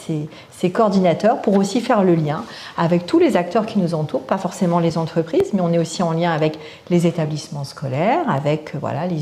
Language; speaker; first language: French; native; French